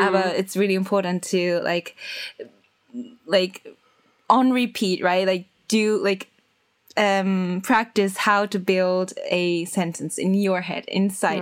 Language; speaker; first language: English; early bilingual, other home language; Japanese